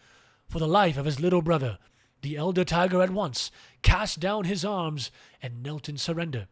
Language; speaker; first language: English; native; English